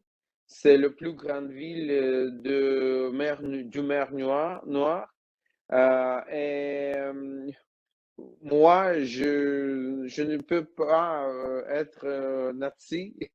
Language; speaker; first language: French; non-native, learner; Ukrainian